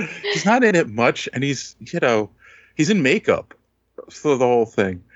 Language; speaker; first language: English; native; English